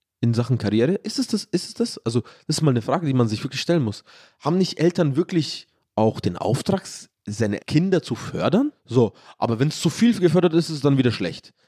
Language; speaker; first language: German; early bilingual, other home language; Arabic